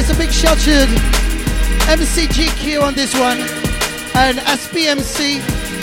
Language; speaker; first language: English; non-native, fluent; Portuguese